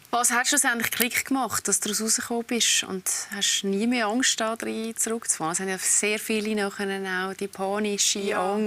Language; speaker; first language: German; native; German